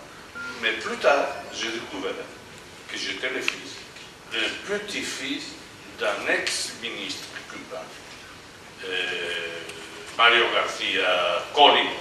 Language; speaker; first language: French; non-native, fluent; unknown